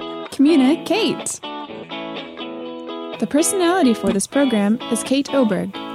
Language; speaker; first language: English; native; English